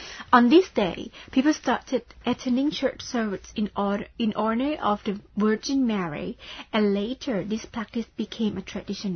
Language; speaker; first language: English; non-native, fluent; Thai